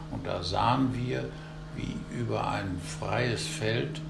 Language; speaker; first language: German; native; German